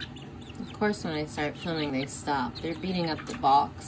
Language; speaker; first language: English; native; English